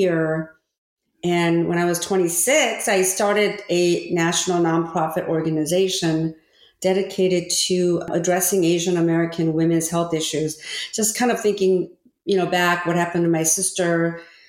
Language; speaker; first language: English; early bilingual, other home language; Korean